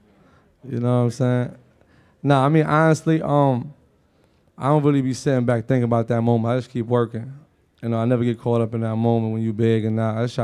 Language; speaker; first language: English; non-native, fluent; Arabic